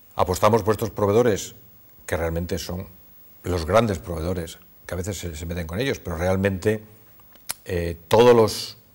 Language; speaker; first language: Spanish; native; Spanish